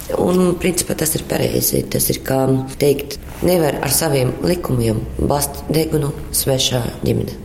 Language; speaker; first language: Latvian; non-native, local second language; Russian